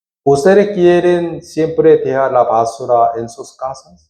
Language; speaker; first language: Spanish; non-native, fluent; Korean